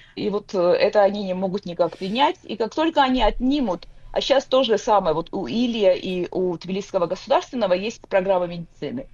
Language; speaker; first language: Russian; non-native, local second language; Georgian